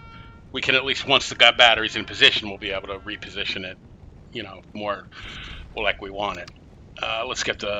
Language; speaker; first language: English; native; English